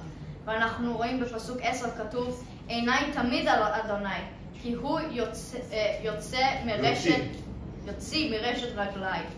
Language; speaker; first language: Hebrew; early bilingual, other home language; English